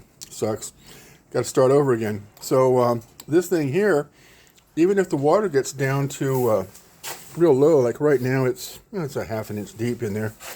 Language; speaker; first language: English; native; English